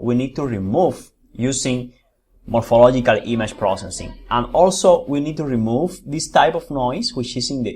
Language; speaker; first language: English; non-native, fluent; Spanish